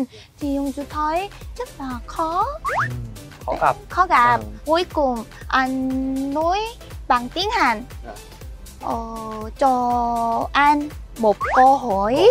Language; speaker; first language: Vietnamese; non-native, learner; Korean